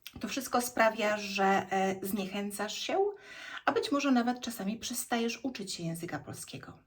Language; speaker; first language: Polish; native; Polish